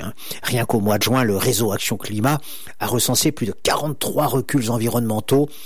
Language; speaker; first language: French; native; French